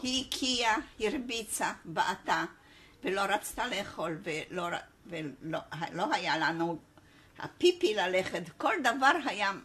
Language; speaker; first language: Hebrew; non-native, fluent; Polish